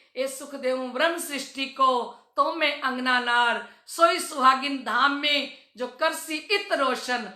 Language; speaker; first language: Hindi; native; Hindi